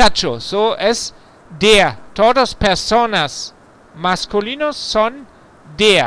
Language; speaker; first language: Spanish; non-native, learner; German